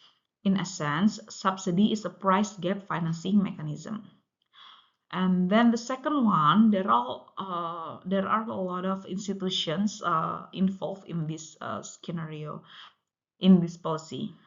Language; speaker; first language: English; non-native, local second language; Indonesian